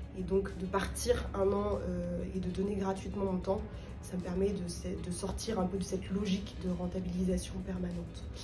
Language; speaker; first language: French; native; French